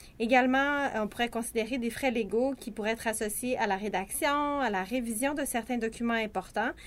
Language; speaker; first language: French; native; French